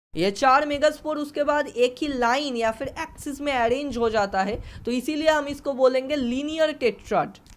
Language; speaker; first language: Hindi; non-native, local second language; Bangla